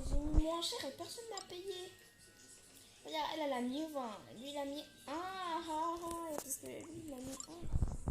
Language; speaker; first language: French; native; French